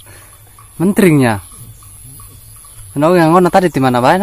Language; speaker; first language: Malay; non-native, local second language; Sundanese